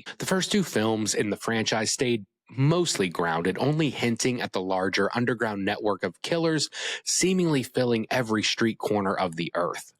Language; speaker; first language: English; native; English